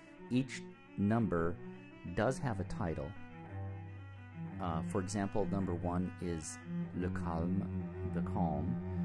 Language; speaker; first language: English; native; English